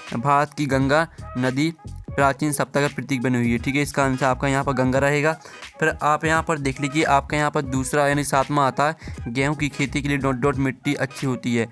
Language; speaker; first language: Hindi; native; Hindi